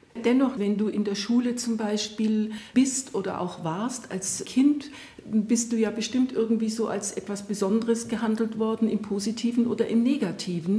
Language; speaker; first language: German; native; German